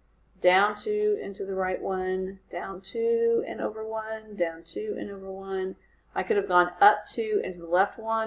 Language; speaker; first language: English; native; English